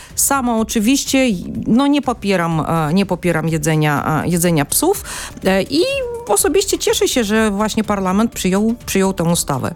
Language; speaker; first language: Polish; non-native, fluent; Russian